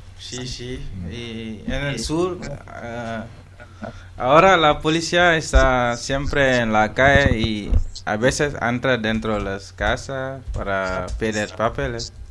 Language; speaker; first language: Spanish; non-native, local second language; Wolof